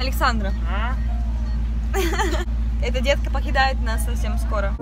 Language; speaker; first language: Russian; native; Russian